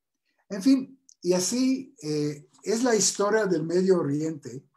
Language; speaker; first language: Spanish; non-native, fluent; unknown